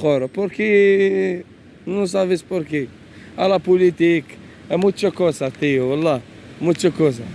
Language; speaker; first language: Spanish; non-native, learner; Arabic